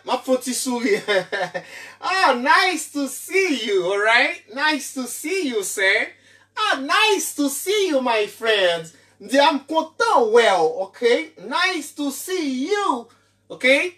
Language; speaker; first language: English; non-native, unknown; Haitian Creole